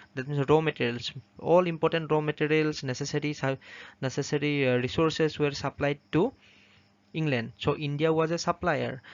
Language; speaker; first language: English; non-native, local second language; Assamese